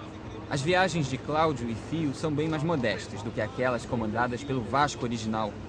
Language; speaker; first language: Portuguese; native; Portuguese